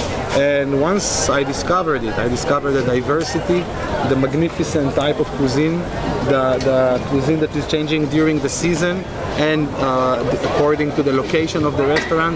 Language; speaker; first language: English; non-native, fluent; Hebrew